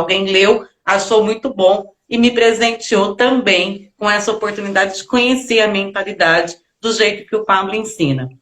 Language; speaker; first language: Portuguese; native; Portuguese